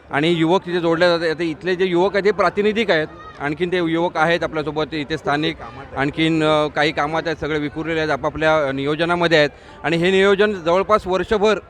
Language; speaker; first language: Marathi; native; Marathi